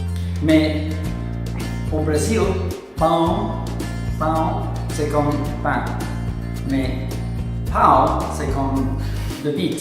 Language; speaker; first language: French; non-native, fluent; English